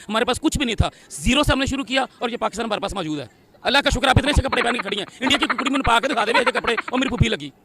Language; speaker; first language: Urdu; non-native, local second language; Punjabi